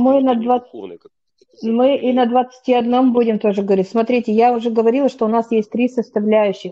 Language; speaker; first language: Russian; native; Russian